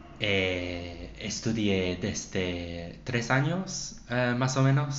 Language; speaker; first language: Spanish; non-native, learner; English